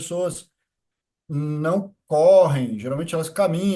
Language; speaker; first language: Portuguese; native; Portuguese